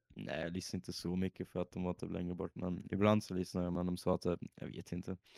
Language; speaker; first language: Swedish; native; Swedish